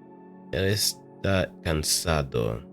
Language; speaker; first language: Spanish; non-native, learner; English